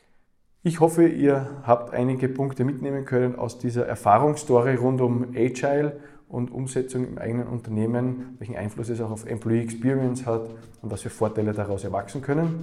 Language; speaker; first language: German; native; German